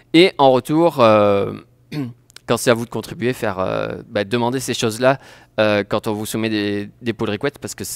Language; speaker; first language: French; native; French